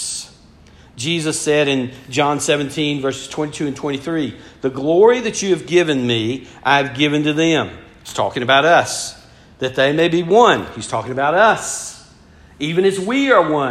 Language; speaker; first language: English; native; English